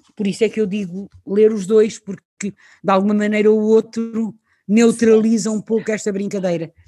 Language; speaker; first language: Portuguese; native; Portuguese